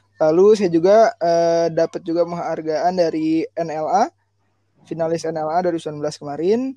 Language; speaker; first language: Indonesian; native; Indonesian